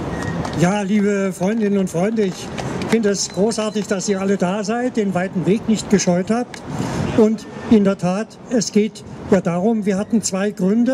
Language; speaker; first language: German; native; German